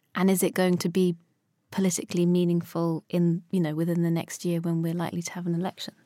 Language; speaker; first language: English; early bilingual, other home language; Polish